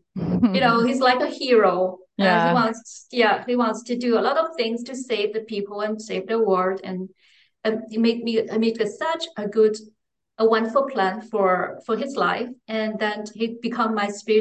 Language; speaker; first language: English; non-native, fluent; Chinese